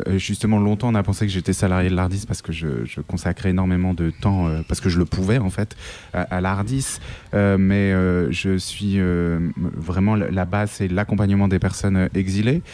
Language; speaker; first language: French; native; French